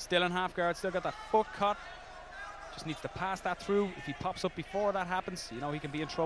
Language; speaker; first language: English; native; English